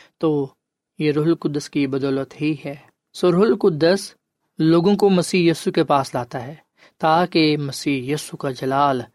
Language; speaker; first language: Urdu; non-native, local second language; Punjabi